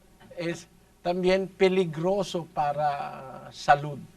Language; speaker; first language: Spanish; non-native, learner; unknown